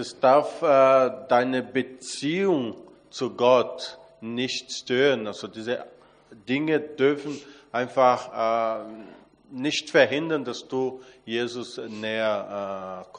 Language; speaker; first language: German; non-native, fluent; Portuguese